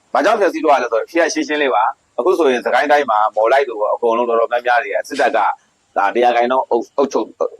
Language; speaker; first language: Burmese; native; Burmese